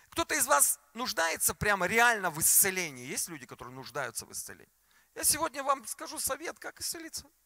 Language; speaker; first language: Russian; native; Russian